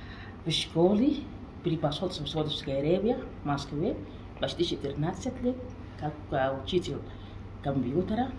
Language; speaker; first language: Russian; non-native, fluent; Arabic